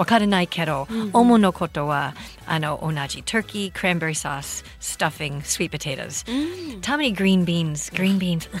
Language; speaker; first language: Japanese; non-native, fluent; English